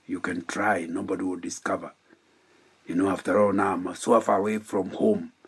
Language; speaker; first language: English; non-native, local second language; Kikuyu